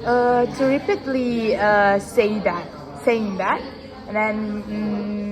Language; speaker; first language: English; non-native, learner; Indonesian